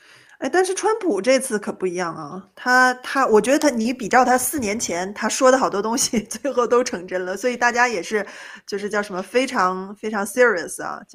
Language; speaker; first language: Chinese; native; Chinese